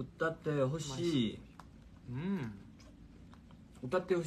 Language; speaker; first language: Korean; non-native, fluent; Chinese